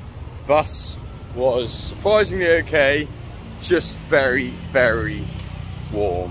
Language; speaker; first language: English; native; English